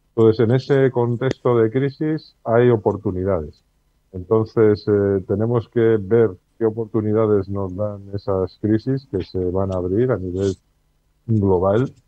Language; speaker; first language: Spanish; native; Spanish